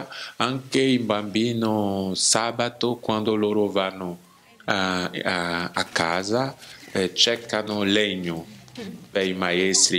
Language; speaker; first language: Italian; non-native, learner; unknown